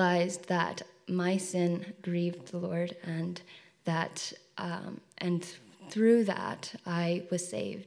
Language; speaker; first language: English; native; English